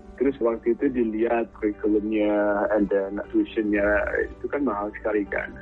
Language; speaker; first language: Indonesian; native; Indonesian